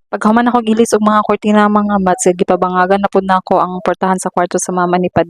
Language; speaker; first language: Cebuano; native; Cebuano